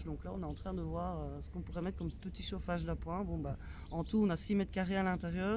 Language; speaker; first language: French; native; French